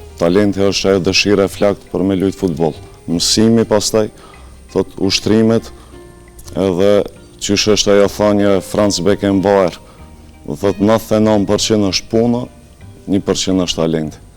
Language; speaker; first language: Albanian; native; Albanian